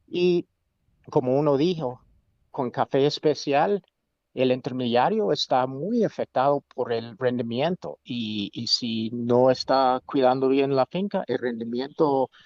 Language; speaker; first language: Spanish; non-native, fluent; English